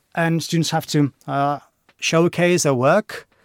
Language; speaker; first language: English; non-native, fluent; Greek